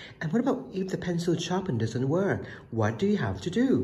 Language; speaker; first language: English; non-native, fluent; Thai